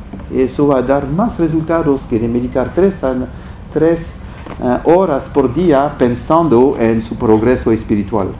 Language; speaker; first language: Spanish; non-native, fluent; French